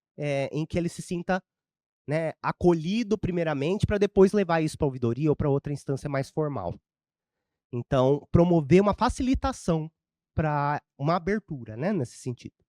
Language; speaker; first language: Portuguese; native; Portuguese